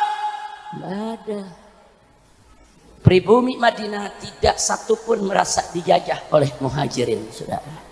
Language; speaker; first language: Indonesian; native; Indonesian